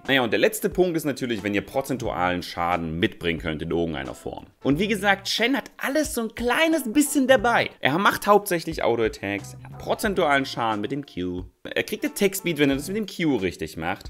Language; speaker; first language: German; native; German